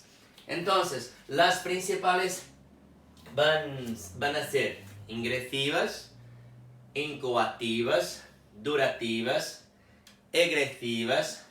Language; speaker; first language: Spanish; non-native, fluent; Portuguese